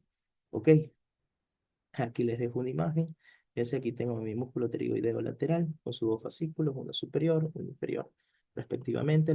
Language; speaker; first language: Spanish; native; Spanish